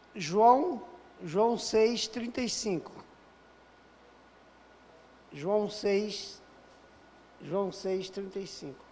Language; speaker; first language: Portuguese; native; Portuguese